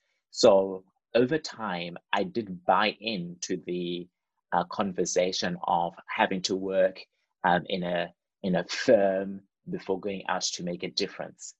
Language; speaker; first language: English; non-native, local second language; Shona